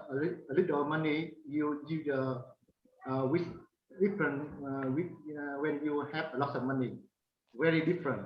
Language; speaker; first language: English; non-native, learner; Vietnamese